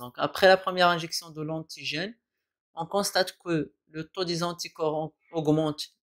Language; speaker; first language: French; non-native, local second language; Arabic